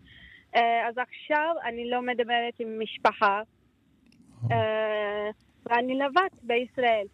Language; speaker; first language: Hebrew; non-native, learner; Turkish